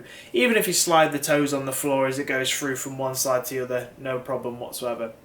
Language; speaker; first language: English; native; English